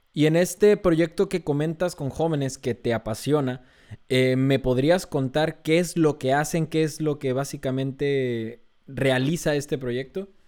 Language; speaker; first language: Spanish; native; Spanish